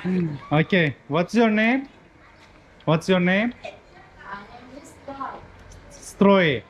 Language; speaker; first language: English; non-native, learner; Turkish